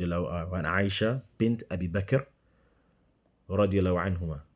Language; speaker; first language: Arabic; non-native, fluent; English